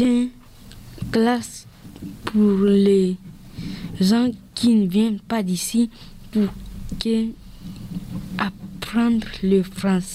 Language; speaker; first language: French; early bilingual, other home language; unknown